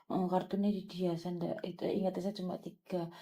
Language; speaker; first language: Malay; non-native, local second language; Javanese